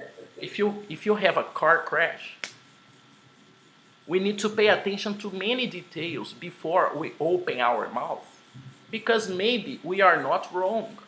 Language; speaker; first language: English; non-native, fluent; Portuguese